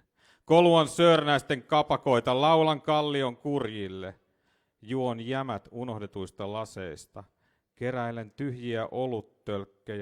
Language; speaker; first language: Finnish; native; Finnish